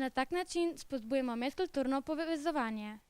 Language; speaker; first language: Slovenian; native; Slovenian